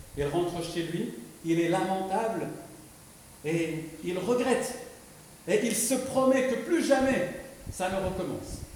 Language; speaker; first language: French; non-native, local second language; Arabic